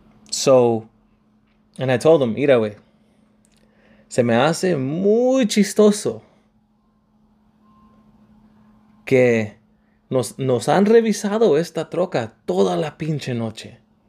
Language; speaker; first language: Spanish; early bilingual, heritage; Spanish